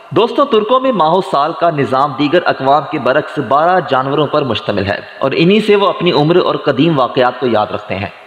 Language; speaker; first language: Urdu; native; Urdu